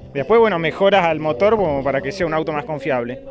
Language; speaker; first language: Spanish; native; Spanish